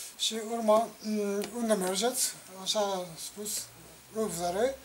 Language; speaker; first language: Romanian; non-native, learner; Japanese